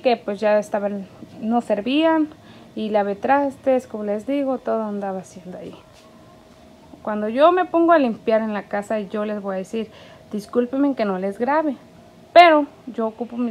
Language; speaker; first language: Spanish; native; Spanish